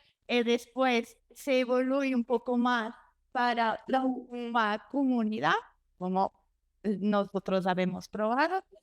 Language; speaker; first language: Spanish; non-native, learner; Portuguese